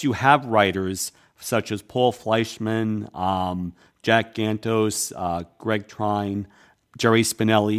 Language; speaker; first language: English; native; English